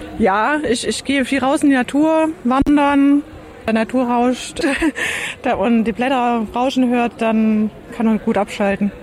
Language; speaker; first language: German; native; German